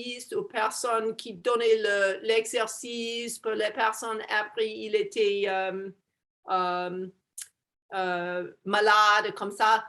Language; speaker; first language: French; non-native, learner; English